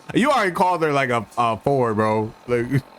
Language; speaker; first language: English; native; English